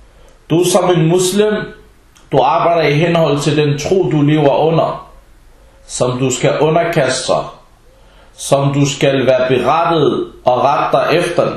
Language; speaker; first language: Danish; early bilingual, other home language; Arabic